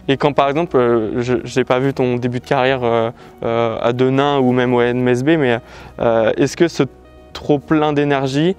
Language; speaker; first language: French; native; French